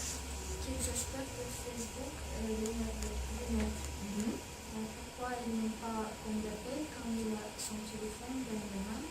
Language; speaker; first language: French; non-native, learner; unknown